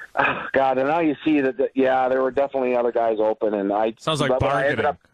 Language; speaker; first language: English; native; English